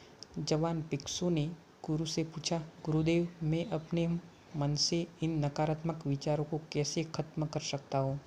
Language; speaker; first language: Hindi; native; Hindi